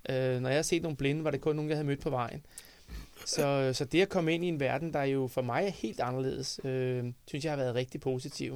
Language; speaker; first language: Danish; native; Danish